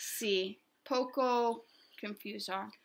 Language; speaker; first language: Spanish; non-native, learner; English